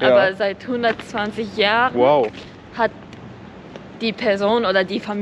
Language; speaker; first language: German; non-native, fluent; Japanese